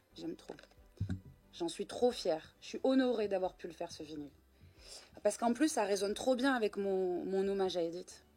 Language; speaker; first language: French; native; French